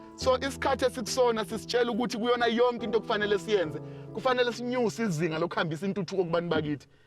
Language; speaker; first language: Zulu; native; Zulu